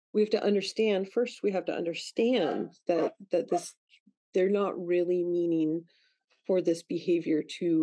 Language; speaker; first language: English; native; English